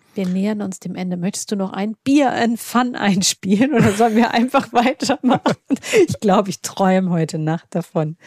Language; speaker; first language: German; native; German